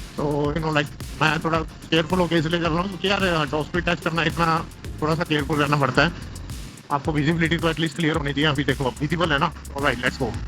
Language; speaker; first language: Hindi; native; Hindi